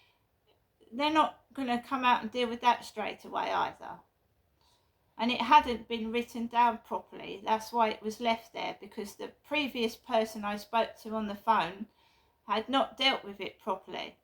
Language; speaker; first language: English; native; English